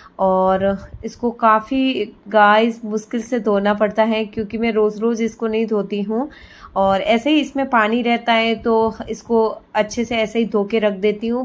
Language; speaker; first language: Hindi; native; Hindi